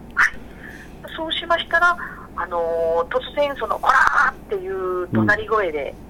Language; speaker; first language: Japanese; native; Japanese